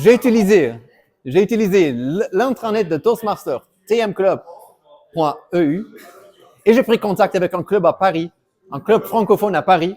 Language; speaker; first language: French; non-native, fluent; German